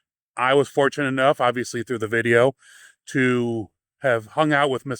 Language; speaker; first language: English; native; English